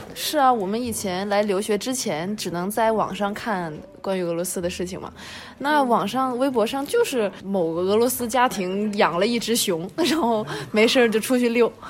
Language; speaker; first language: Chinese; native; Chinese